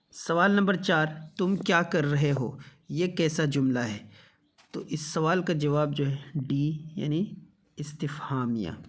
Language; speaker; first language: Urdu; native; Urdu